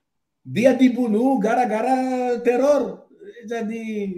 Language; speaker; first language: Indonesian; non-native, fluent; Hebrew